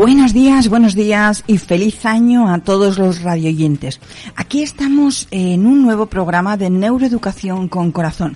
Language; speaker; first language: Spanish; native; Spanish